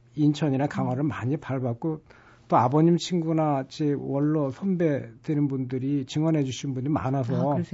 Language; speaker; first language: Korean; native; Korean